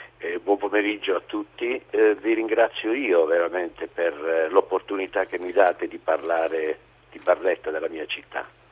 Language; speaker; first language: Italian; native; Italian